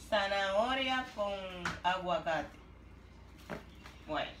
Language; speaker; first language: Spanish; native; Spanish